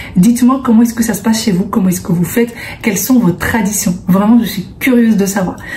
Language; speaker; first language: French; early bilingual, other home language; Arabic